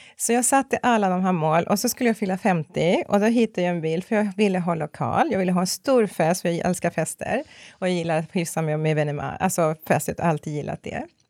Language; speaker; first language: Swedish; early bilingual, other home language; Spanish